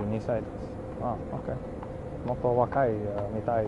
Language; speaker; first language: Japanese; non-native, learner; English